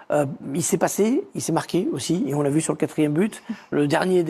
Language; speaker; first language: French; native; French